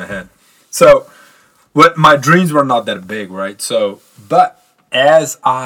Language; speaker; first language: English; non-native, local second language; Punjabi